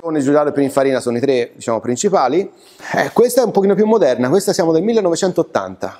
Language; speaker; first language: Italian; native; Italian